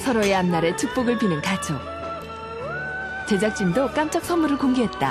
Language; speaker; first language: Korean; native; Korean